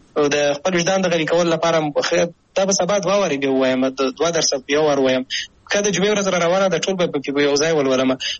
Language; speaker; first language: Pashto; native; Pashto